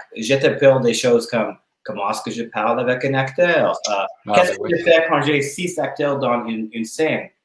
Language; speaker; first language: French; non-native, learner; English